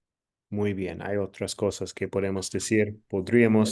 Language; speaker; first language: Spanish; non-native, fluent; English